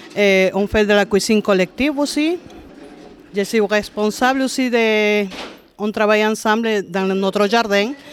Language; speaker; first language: French; non-native, fluent; Spanish